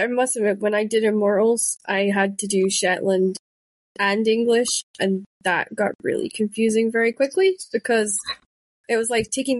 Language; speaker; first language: English; non-native, local second language; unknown